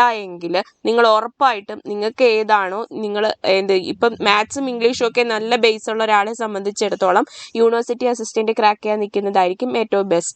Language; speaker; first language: Malayalam; native; Malayalam